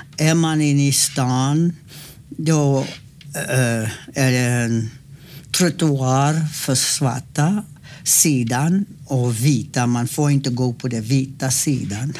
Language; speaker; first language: Swedish; non-native, fluent; English